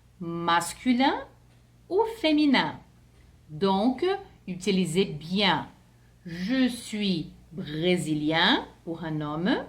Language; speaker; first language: French; non-native, fluent; Portuguese